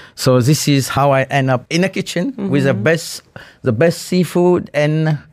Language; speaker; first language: English; non-native, fluent; Morisyen